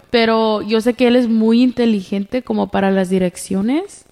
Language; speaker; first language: Spanish; early bilingual, heritage; Spanish